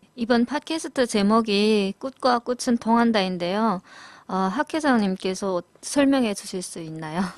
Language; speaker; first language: Korean; native; Korean